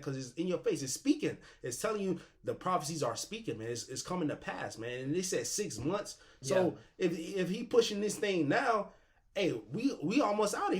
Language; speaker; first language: English; native; English